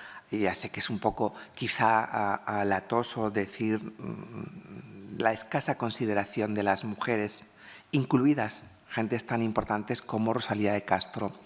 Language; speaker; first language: Spanish; native; Spanish